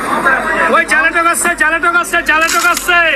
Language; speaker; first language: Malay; non-native, learner; Bangla